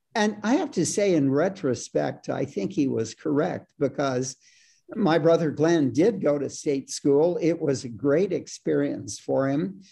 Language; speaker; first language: English; native; English